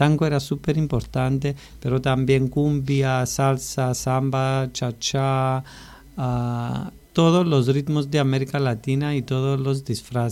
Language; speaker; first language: Spanish; non-native, fluent; Greek